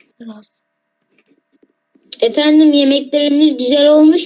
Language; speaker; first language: Turkish; native; Turkish